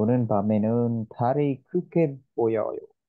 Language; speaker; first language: Korean; non-native, learner; Vietnamese